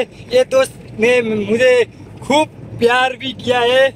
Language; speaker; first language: Hindi; non-native, learner; Nepali